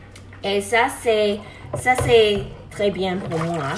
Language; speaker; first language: French; non-native, learner; English